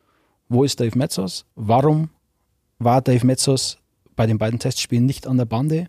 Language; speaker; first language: German; native; German